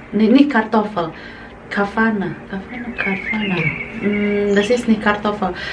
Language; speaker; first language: German; non-native, learner; Indonesian